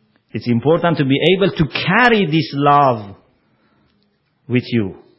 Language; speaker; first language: English; non-native, fluent; Persian